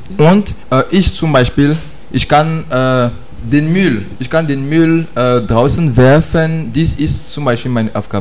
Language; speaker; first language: German; non-native, learner; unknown